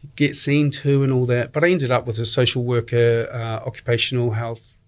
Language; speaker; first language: English; native; English